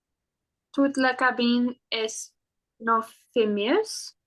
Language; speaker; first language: French; non-native, learner; English